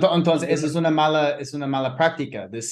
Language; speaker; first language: Spanish; non-native, fluent; English